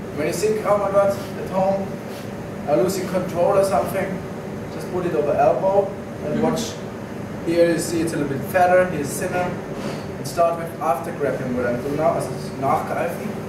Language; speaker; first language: English; non-native, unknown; German